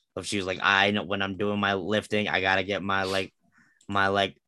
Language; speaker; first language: English; early bilingual, other home language; Filipino